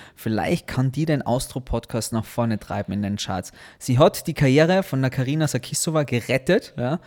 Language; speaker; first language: German; native; German